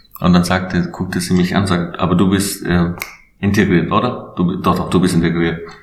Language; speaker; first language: German; non-native, fluent; Albanian